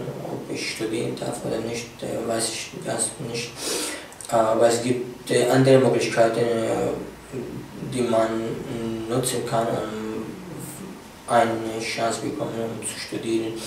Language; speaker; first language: German; non-native, fluent; Arabic